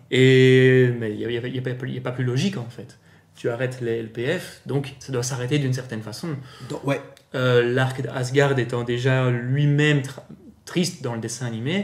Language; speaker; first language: French; native; French